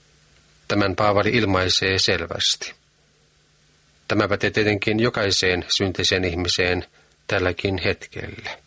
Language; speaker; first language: Finnish; native; Finnish